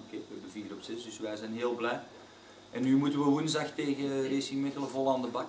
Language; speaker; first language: Dutch; native; Dutch